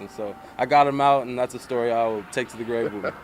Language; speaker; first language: English; native; English